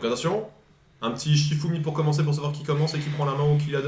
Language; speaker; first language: French; native; French